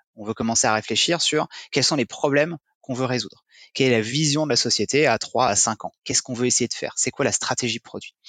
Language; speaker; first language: French; native; French